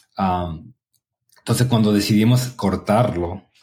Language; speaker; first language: Spanish; native; Spanish